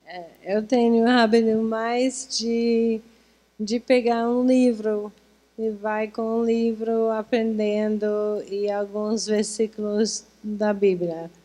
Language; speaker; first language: Portuguese; non-native, fluent; English